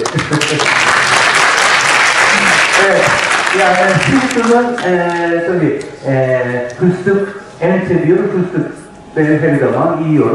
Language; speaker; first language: Turkish; non-native, learner; Japanese